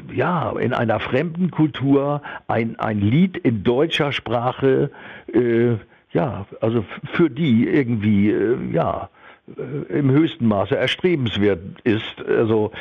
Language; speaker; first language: German; native; German